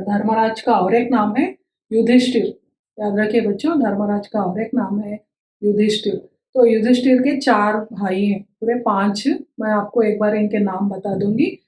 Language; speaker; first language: Hindi; non-native, local second language; Telugu